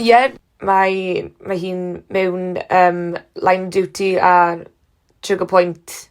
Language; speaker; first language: Welsh; non-native, learner; English